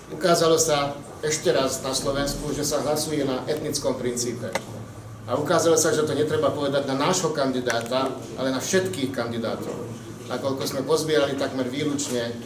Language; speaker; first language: Slovak; non-native, local second language; Hungarian